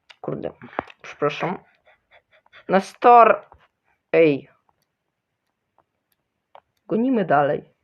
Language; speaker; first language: Polish; early bilingual, other home language; Ukrainian